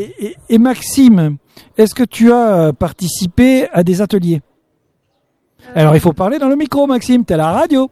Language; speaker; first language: French; native; French